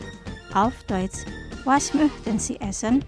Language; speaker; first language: German; non-native, fluent; Indonesian